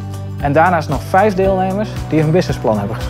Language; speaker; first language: Dutch; native; Dutch